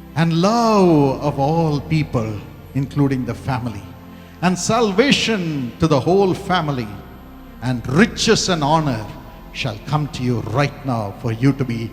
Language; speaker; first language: English; non-native, local second language; Tamil